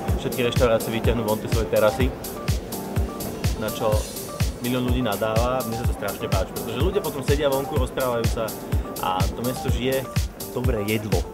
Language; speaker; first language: Slovak; native; Slovak